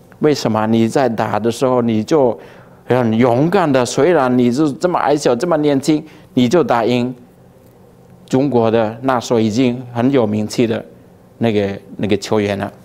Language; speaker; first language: Chinese; early bilingual, heritage; Chinese